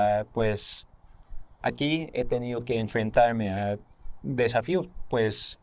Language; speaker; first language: Spanish; non-native, fluent; English